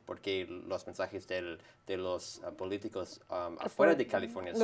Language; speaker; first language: Spanish; non-native, fluent; English